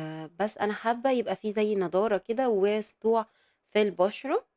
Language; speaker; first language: Arabic; native; Arabic